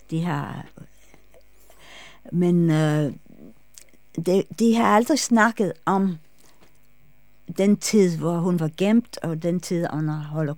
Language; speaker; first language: Danish; non-native, fluent; English